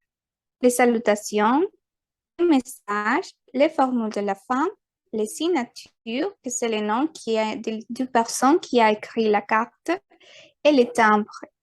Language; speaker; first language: French; non-native, fluent; Spanish